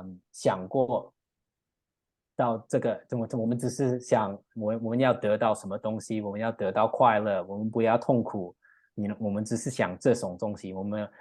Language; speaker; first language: Chinese; non-native, learner; English